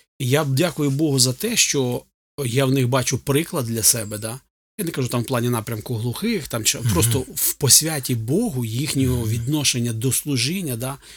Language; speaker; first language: Ukrainian; native; Ukrainian